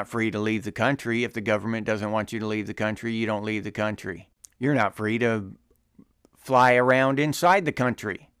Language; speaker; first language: English; native; English